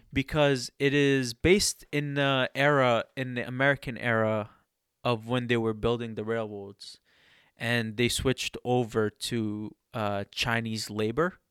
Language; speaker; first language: English; early bilingual, other home language; Arabic